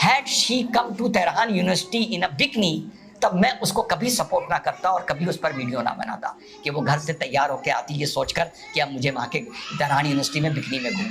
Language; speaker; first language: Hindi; native; Hindi